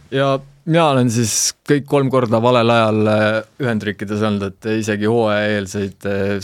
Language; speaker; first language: Estonian; native; Estonian